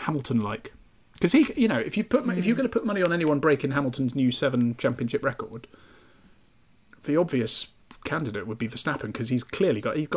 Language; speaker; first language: English; native; English